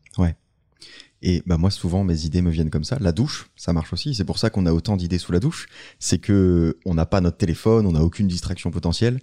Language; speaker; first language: French; native; French